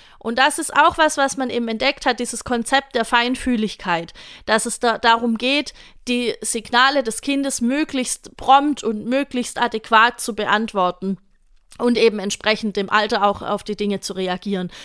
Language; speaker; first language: German; native; German